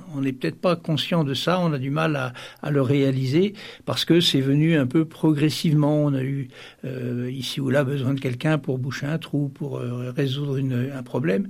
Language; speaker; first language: French; native; French